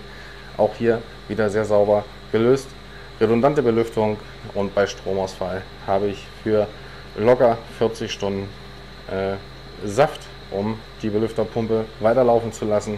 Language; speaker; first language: German; native; German